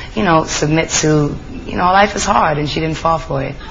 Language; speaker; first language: English; native; English